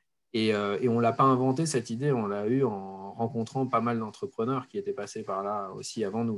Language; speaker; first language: French; native; French